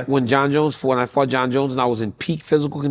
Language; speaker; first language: English; native; English